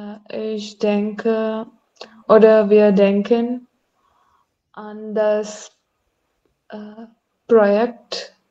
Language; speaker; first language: German; non-native, learner; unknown